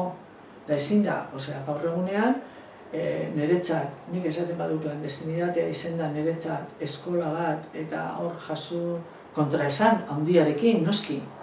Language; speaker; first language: Basque; non-native, local second language; Spanish